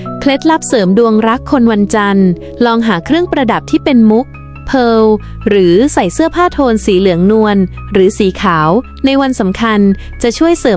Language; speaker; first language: Thai; native; Thai